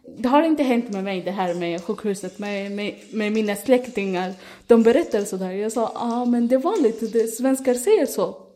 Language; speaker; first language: Swedish; non-native, fluent; Arabic